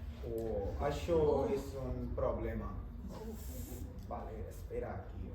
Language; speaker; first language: Catalan; non-native, learner; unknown